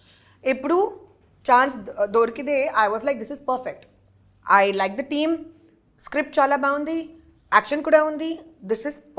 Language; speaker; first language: Telugu; non-native, fluent; Hindi